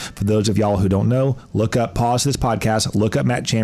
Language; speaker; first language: English; native; English